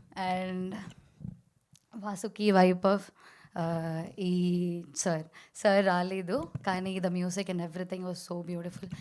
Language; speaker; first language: Telugu; non-native, learner; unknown